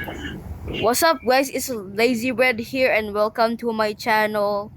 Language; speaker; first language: English; non-native, local second language; Filipino